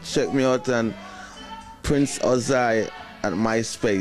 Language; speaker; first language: English; native; English